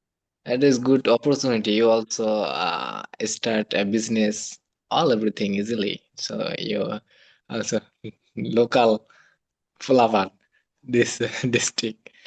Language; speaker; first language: English; non-native, learner; Bangla